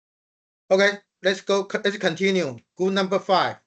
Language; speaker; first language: English; non-native, fluent; Chinese